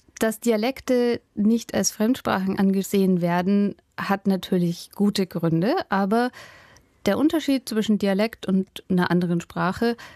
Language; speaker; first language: German; native; German